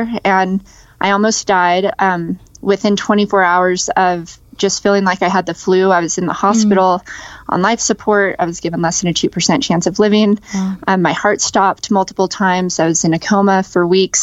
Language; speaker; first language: English; native; English